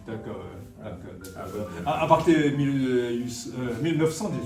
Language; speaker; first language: French; non-native, fluent; Chinese